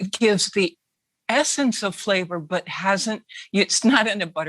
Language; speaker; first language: English; native; English